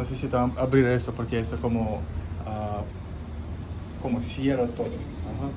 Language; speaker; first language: Spanish; non-native, learner; Russian